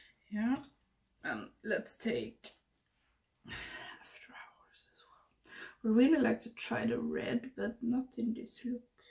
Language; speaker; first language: English; non-native, fluent; Swedish